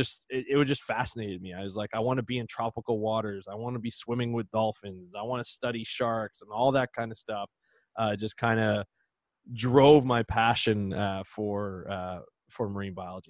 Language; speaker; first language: English; native; English